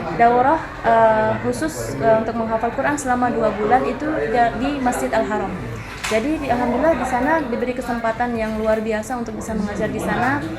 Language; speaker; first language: Indonesian; early bilingual, heritage; Indonesian